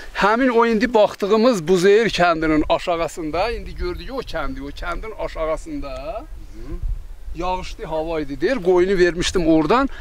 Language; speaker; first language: Azerbaijani; non-native, local second language; Talysh